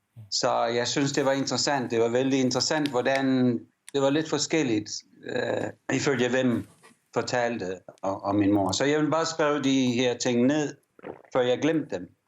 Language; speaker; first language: Danish; early bilingual, heritage; English